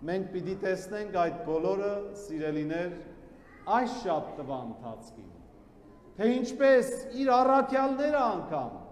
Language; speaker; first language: Armenian; native; Armenian